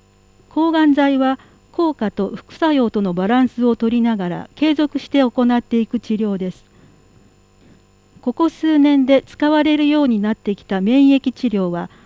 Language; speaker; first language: Japanese; native; Japanese